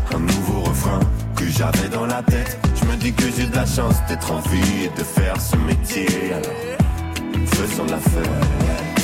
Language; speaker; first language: French; native; French